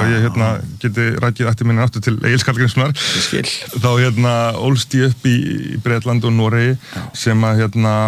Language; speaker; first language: Icelandic; native; Icelandic